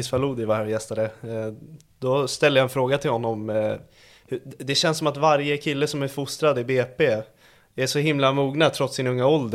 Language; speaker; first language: Swedish; native; Swedish